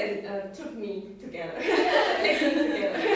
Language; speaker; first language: English; non-native, learner; Chinese